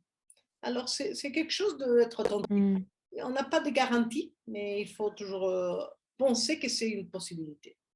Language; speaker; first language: French; non-native, fluent; Spanish